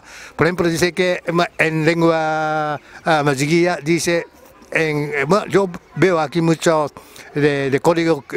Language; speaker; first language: Spanish; non-native, fluent; Japanese